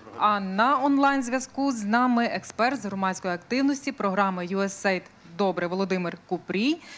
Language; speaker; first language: Ukrainian; native; Ukrainian